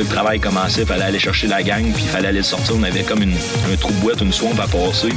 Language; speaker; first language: French; native; French